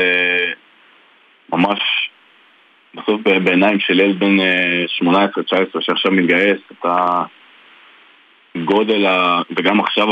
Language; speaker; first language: Hebrew; native; Hebrew